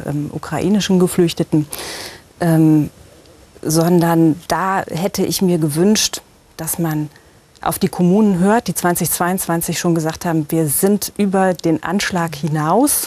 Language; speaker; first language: German; native; German